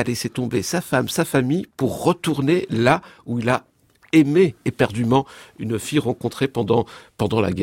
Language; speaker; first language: French; native; French